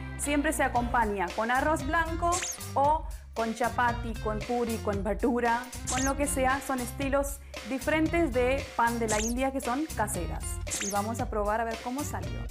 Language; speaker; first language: Spanish; non-native, fluent; Hindi